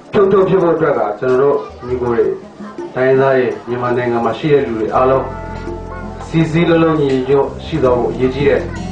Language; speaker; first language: Burmese; non-native, local second language; Tedim Chin